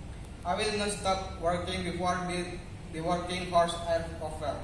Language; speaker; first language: English; non-native, learner; Indonesian